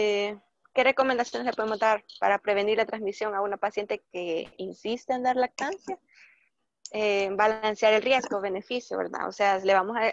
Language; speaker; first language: Spanish; native; Spanish